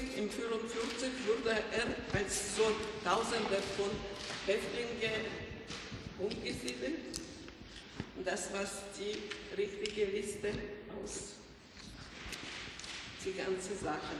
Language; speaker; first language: German; non-native, learner; Polish